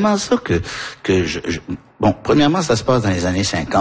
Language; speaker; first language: French; early bilingual, other home language; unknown